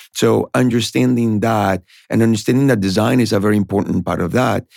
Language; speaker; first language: English; non-native, fluent; Spanish